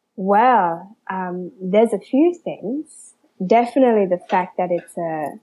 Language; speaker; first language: English; early bilingual, other home language; Chinese